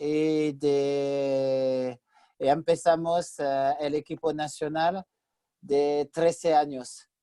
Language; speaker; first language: Spanish; non-native, fluent; French